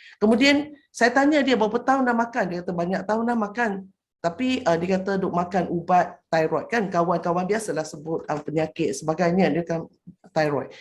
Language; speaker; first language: Malay; non-native, local second language; Chinese